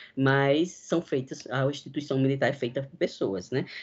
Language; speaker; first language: Portuguese; native; Portuguese